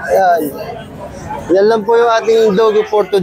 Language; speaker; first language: Filipino; native; Filipino